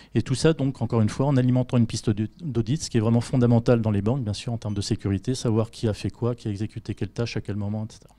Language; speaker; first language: French; native; French